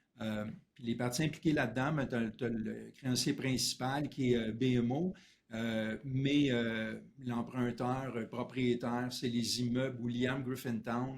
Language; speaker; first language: French; native; French